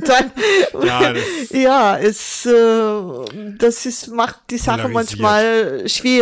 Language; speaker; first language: German; non-native, fluent; Portuguese